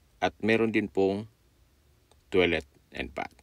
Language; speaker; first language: Filipino; native; Filipino